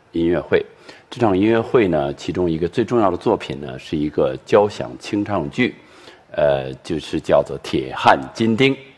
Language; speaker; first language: Chinese; native; Chinese